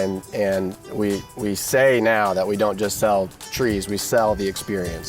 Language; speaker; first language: English; native; English